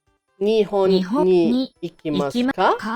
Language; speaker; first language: Japanese; non-native, learner; German